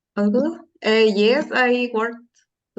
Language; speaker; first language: English; non-native, learner; Spanish